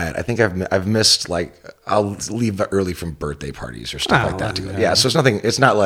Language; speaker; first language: English; native; English